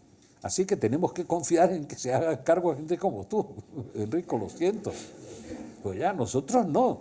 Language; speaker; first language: Spanish; native; Spanish